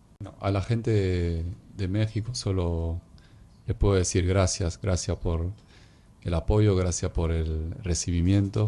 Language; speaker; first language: Spanish; non-native, fluent; Arabic